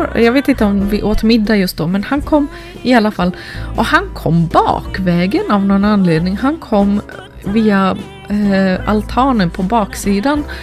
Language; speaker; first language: Swedish; early bilingual, other home language; Finnish